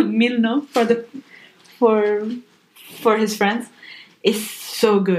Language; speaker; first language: English; non-native, fluent; Spanish